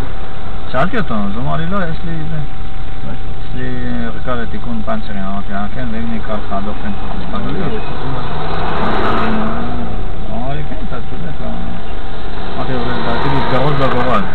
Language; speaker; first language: Hebrew; native; Hebrew